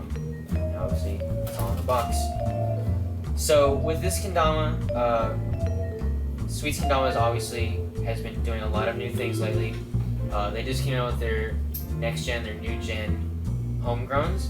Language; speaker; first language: English; native; English